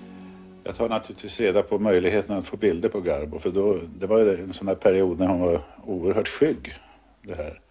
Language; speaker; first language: Swedish; native; Swedish